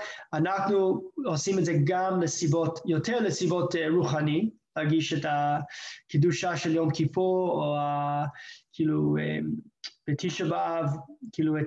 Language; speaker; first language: Hebrew; non-native, fluent; English